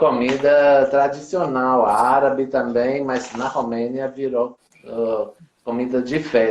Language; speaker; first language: Portuguese; non-native, fluent; Romanian